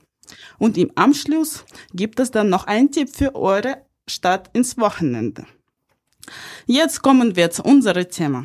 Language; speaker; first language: German; non-native, fluent; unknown